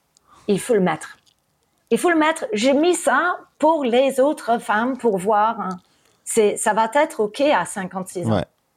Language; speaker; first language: French; early bilingual, heritage; English